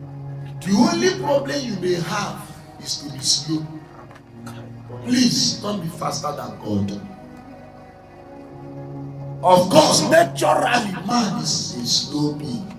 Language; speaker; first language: English; non-native, local second language; Igbo